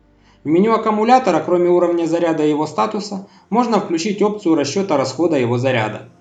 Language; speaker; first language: Russian; native; Russian